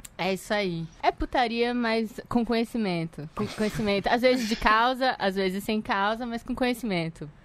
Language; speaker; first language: Portuguese; native; Portuguese